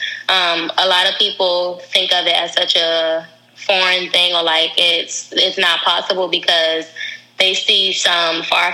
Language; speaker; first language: English; native; English